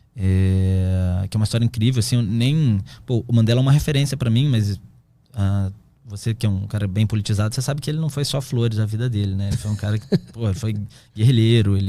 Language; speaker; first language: Portuguese; native; Portuguese